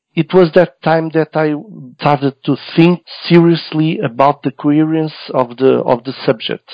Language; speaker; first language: English; non-native, learner; Portuguese